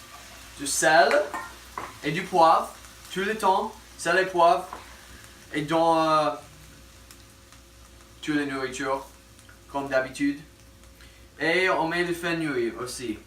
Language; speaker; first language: French; non-native, learner; English